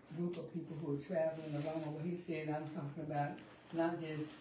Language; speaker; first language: English; native; English